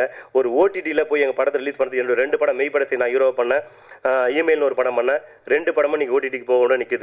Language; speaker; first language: Tamil; native; Tamil